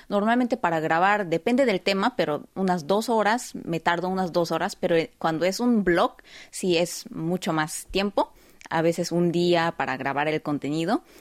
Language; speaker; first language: Spanish; early bilingual, heritage; Spanish